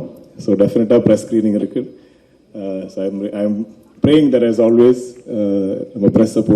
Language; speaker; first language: Tamil; non-native, local second language; Malayalam